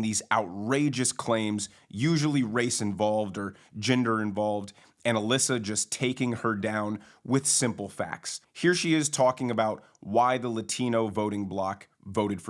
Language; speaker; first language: English; native; English